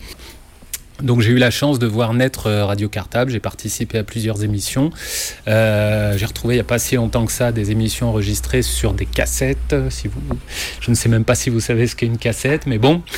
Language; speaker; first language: French; native; French